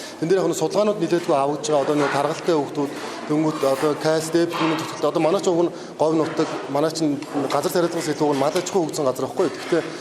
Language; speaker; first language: Mongolian; native; Mongolian